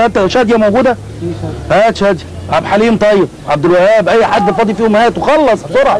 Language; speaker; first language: Arabic; native; Arabic